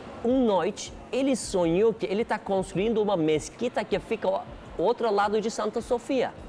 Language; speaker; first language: Portuguese; non-native, learner; Turkish